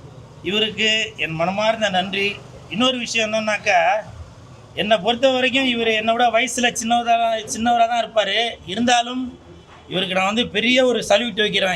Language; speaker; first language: Tamil; native; Tamil